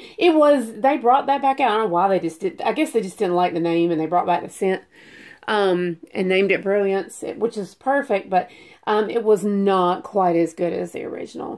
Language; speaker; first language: English; native; English